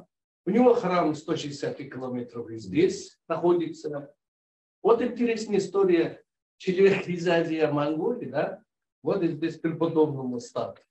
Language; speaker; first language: Russian; non-native, learner; Mongolian